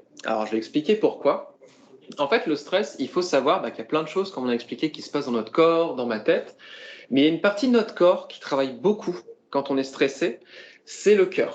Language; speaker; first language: French; native; French